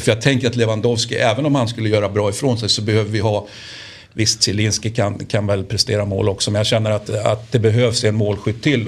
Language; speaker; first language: Swedish; native; Swedish